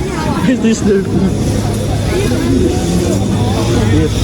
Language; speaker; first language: English; non-native, local second language; Filipino